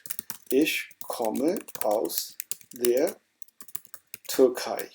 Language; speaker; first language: German; non-native, fluent; Urdu